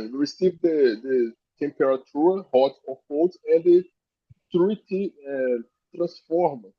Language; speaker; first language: English; non-native, learner; Portuguese